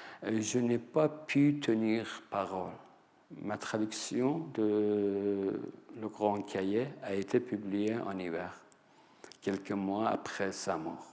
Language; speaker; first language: French; non-native, fluent; Persian